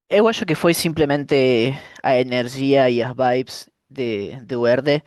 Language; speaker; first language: Portuguese; non-native, fluent; Spanish